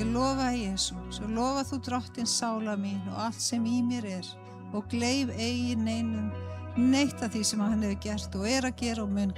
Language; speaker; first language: Icelandic; native; Icelandic